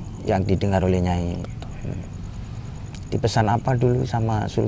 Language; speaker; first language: Indonesian; native; Indonesian